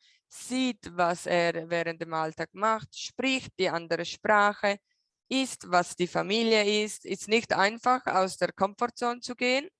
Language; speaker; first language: German; non-native, local second language; Italian